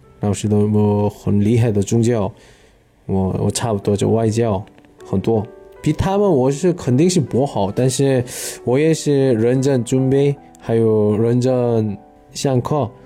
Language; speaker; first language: Chinese; non-native, learner; Korean